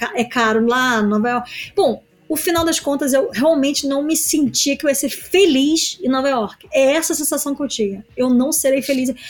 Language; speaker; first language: Portuguese; native; Portuguese